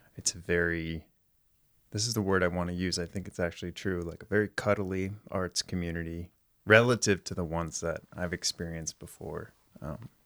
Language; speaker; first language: English; native; English